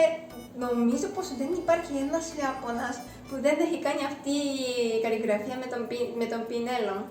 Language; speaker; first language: Greek; non-native, fluent; Japanese